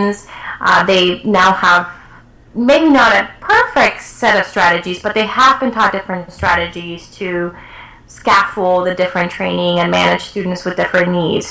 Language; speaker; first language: English; early bilingual, other home language; Spanish